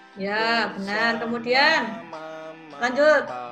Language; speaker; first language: Indonesian; native; Indonesian